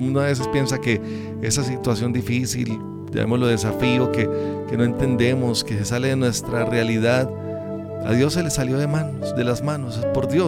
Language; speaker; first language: Spanish; native; Spanish